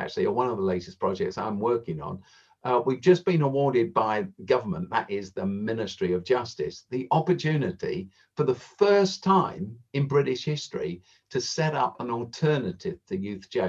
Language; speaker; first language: English; native; English